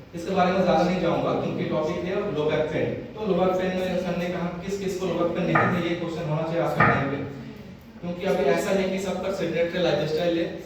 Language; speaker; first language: Hindi; non-native, local second language; Bangla